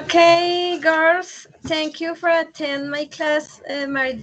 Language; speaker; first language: English; non-native, learner; Spanish